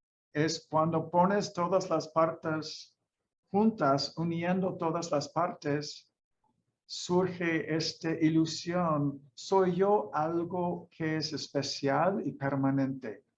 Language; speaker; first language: Spanish; non-native, fluent; English